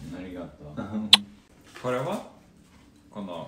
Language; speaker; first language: Japanese; non-native, fluent; Lithuanian